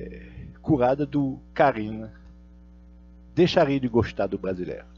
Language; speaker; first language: Portuguese; non-native, fluent; Russian